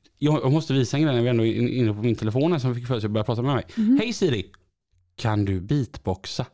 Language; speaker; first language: Swedish; native; Swedish